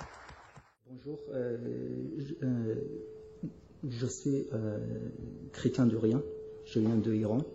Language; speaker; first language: French; non-native, learner; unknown